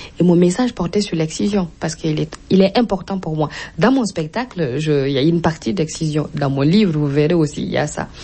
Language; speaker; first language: French; non-native, local second language; Mossi